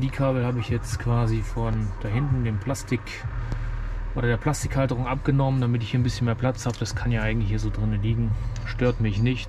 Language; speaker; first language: German; native; German